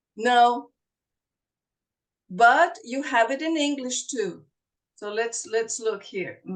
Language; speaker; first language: English; non-native, fluent; Portuguese